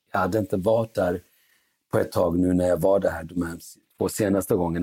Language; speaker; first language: Swedish; early bilingual, other home language; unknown